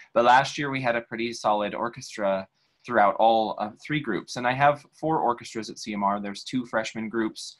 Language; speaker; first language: English; native; English